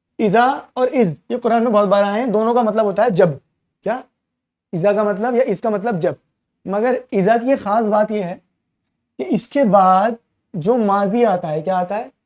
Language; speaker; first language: Urdu; native; Urdu